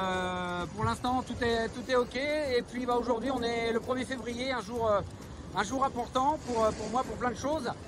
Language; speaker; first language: French; native; French